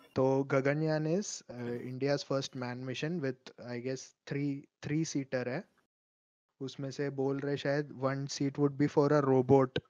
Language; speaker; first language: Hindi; non-native, local second language; Malayalam